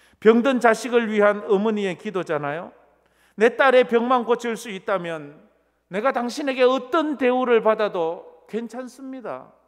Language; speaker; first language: Korean; native; Korean